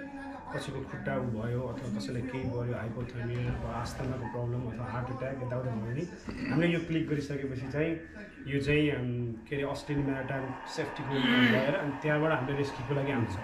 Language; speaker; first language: Nepali; native; Nepali